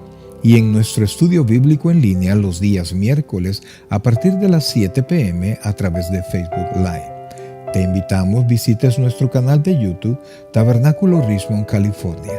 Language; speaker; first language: Spanish; native; Spanish